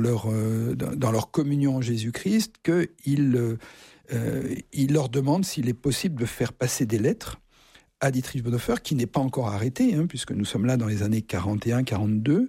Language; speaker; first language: French; native; French